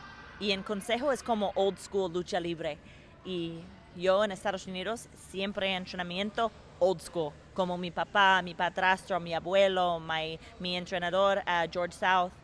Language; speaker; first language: Spanish; non-native, learner; English